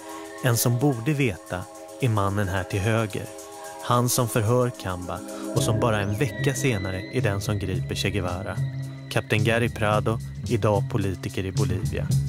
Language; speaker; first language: Swedish; native; Swedish